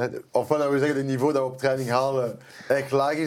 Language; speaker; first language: Dutch; non-native, local second language; French